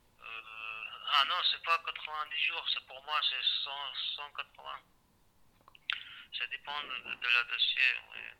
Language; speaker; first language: French; non-native, learner; Chechen